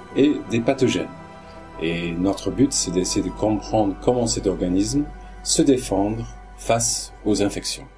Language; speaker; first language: French; non-native, fluent; English